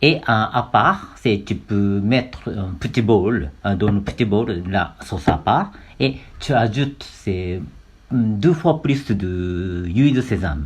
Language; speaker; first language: French; non-native, learner; Japanese